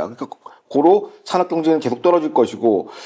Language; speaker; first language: Korean; native; Korean